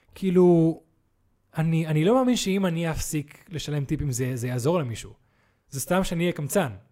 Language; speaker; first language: Hebrew; native; Hebrew